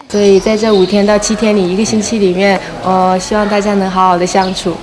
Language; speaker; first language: Chinese; native; Chinese